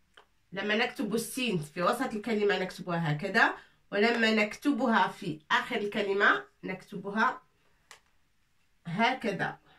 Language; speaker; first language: Arabic; non-native, fluent; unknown